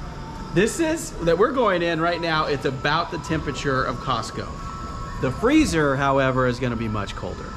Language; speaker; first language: English; native; English